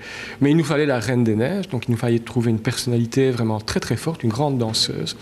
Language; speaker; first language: French; native; French